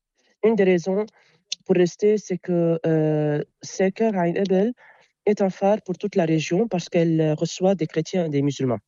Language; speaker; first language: French; non-native, local second language; Arabic